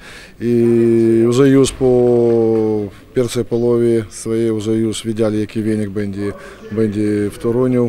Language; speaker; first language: Polish; non-native, learner; Ukrainian